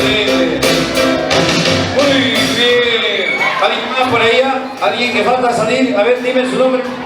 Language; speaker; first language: Spanish; native; Spanish